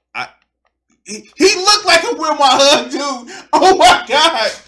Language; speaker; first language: English; native; English